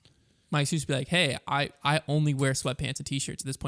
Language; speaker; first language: English; native; English